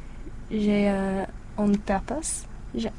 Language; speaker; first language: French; non-native, learner; English